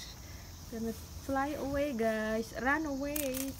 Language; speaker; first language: English; non-native, learner; Indonesian